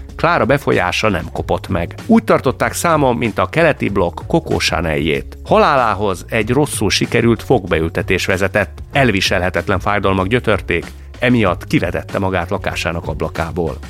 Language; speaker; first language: Hungarian; early bilingual, heritage; Czech